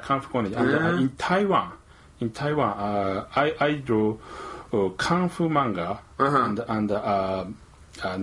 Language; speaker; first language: English; non-native, learner; Japanese